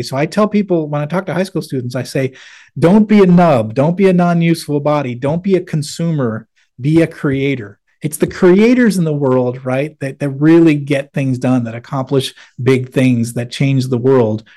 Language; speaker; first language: English; native; English